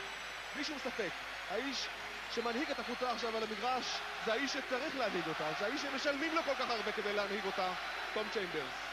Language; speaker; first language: Hebrew; native; Hebrew